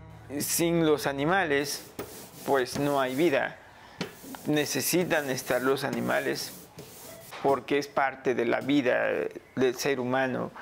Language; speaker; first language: Spanish; non-native, local second language; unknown